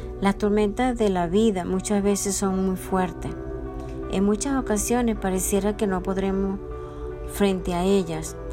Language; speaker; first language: Spanish; native; Spanish